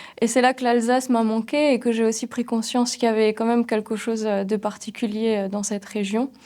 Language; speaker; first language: French; non-native, local second language; Swiss German